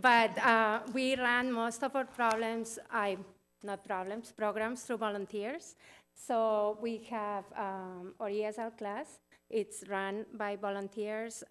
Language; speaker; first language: English; non-native, fluent; Spanish